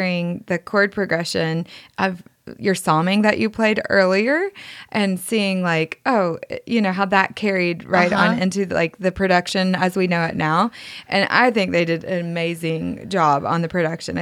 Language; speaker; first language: English; native; English